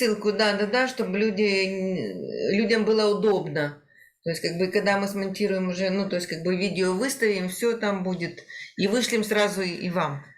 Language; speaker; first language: Russian; native; Russian